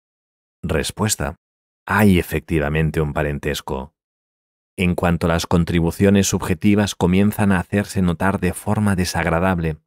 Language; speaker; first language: Spanish; native; Spanish